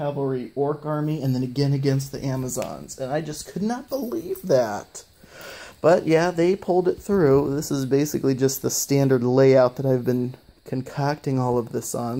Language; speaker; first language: English; native; English